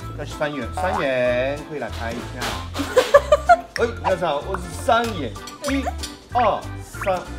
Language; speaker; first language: Chinese; native; Chinese